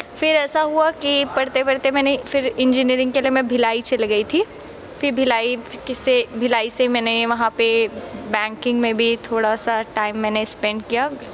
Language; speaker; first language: Hindi; native; Hindi